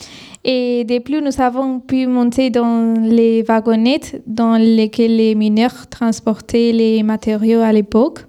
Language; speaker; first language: French; non-native, fluent; Spanish